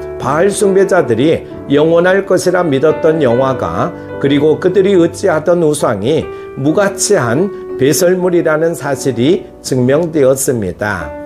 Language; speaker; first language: Korean; native; Korean